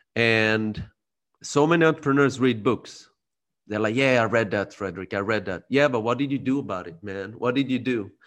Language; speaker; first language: English; early bilingual, other home language; Khmer